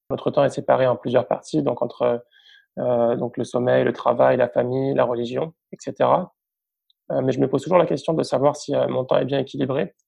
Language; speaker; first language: French; native; French